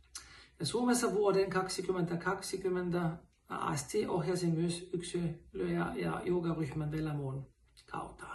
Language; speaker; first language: Finnish; non-native, fluent; German